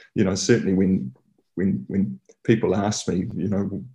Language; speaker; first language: English; native; English